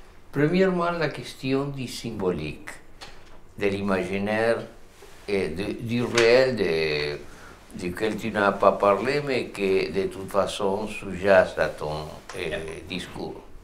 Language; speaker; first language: French; non-native, fluent; Spanish